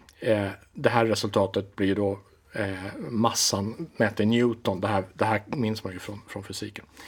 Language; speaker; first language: Swedish; native; Swedish